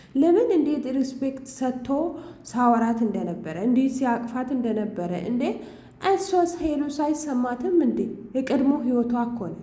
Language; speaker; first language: Amharic; native; Amharic